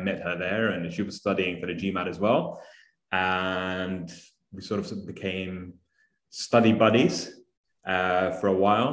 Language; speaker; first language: English; native; English